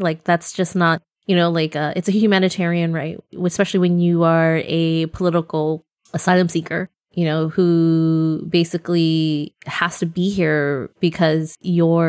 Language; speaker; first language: English; native; English